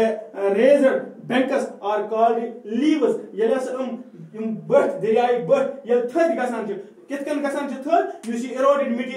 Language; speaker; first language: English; non-native, local second language; Kashmiri